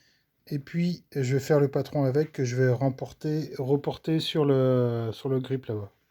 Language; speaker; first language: French; native; French